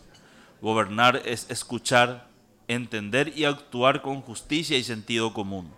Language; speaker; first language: Spanish; native; Spanish